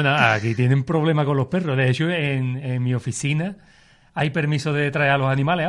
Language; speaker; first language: Spanish; native; Spanish